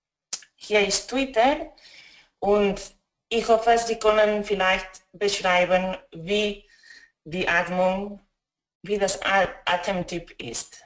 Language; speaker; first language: German; non-native, fluent; Spanish